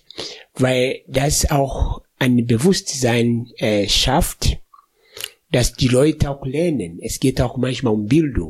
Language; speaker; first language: German; non-native, fluent; Swahili